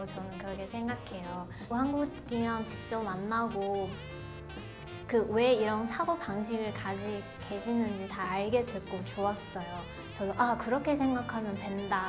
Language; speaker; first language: Korean; non-native, fluent; Chinese